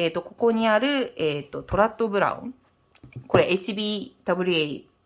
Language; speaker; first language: Japanese; non-native, fluent; Korean